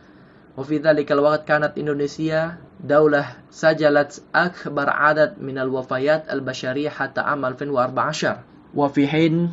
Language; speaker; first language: Arabic; non-native, fluent; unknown